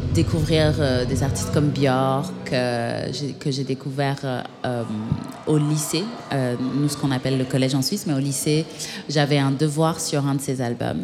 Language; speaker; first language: French; native; French